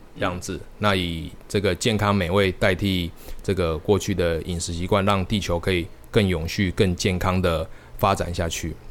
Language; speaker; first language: Chinese; native; Chinese